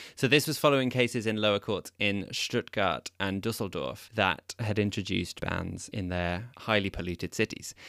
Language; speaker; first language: English; native; English